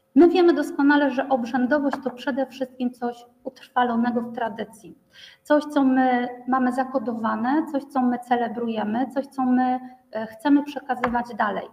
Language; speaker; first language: Polish; native; Polish